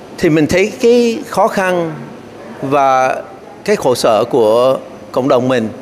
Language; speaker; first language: Vietnamese; early bilingual, other home language; English